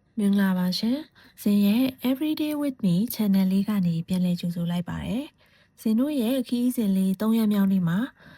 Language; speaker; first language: Burmese; native; Burmese